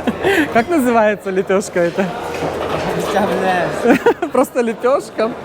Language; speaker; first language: Russian; native; Russian